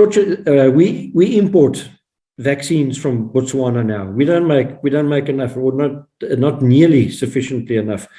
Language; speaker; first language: English; non-native, local second language; Afrikaans